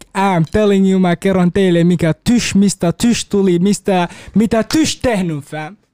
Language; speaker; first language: Finnish; non-native, learner; Kurdish